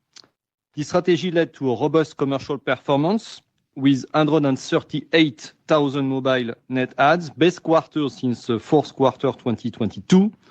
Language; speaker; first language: English; non-native, fluent; French